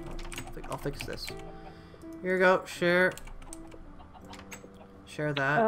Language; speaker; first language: English; native; English